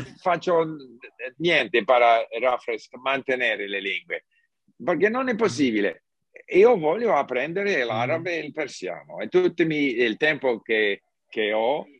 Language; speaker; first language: Italian; non-native, learner; English